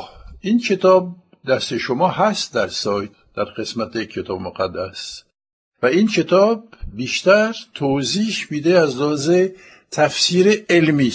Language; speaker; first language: Persian; non-native, fluent; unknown